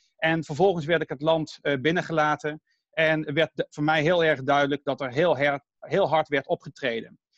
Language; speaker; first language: Dutch; native; Dutch